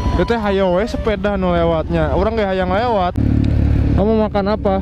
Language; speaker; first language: Indonesian; native; Indonesian